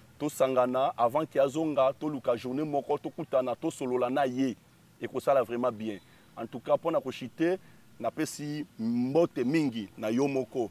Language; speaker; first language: Lingala; native; Lingala